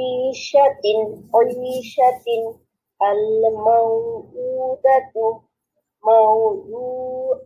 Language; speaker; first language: Arabic; non-native, learner; Bangla